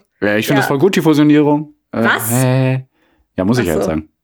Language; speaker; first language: German; native; German